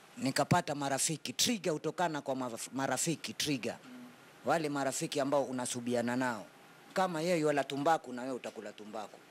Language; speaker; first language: Swahili; native; Swahili